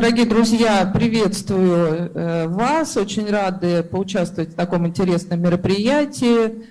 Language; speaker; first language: Russian; native; Russian